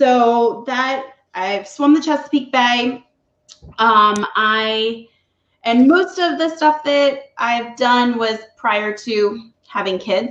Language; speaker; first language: English; native; English